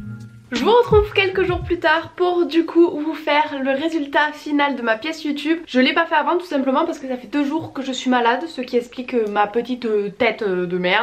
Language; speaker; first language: French; native; French